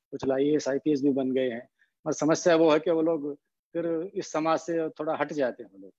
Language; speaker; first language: Hindi; non-native, local second language; Haryanvi